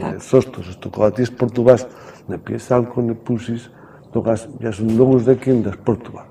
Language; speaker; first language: Macedonian; non-native, learner; Spanish